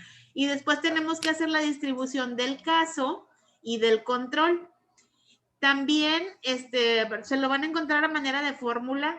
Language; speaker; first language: Spanish; native; Spanish